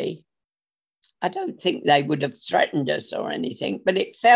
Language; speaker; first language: English; native; English